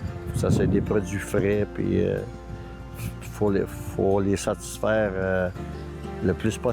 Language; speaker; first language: French; native; French